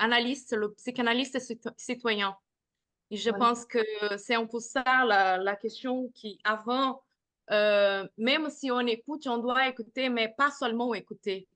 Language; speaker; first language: French; non-native, fluent; Portuguese